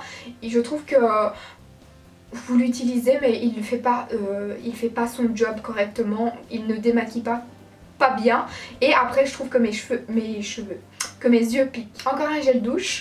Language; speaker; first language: French; native; French